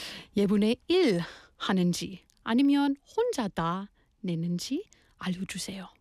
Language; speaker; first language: Korean; non-native, learner; English